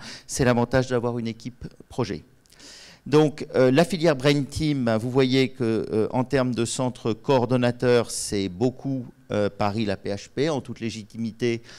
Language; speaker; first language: French; native; French